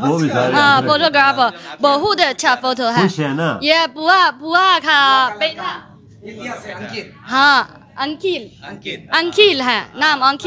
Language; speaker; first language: Hindi; non-native, learner; Chinese